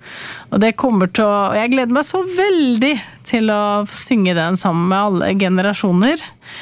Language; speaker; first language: Norwegian; native; Norwegian